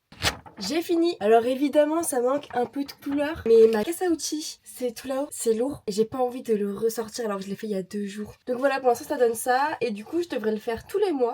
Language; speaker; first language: French; native; French